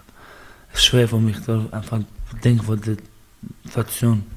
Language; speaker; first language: German; non-native, learner; Baluchi